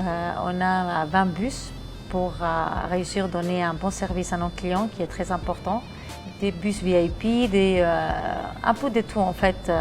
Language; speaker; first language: French; non-native, fluent; Greek